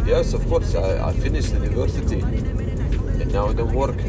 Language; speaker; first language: English; non-native, learner; Russian